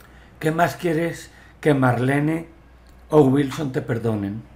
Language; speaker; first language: Spanish; native; Spanish